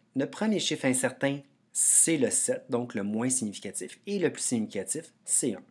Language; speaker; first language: French; native; French